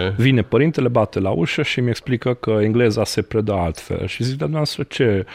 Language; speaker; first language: Romanian; non-native, local second language; Hungarian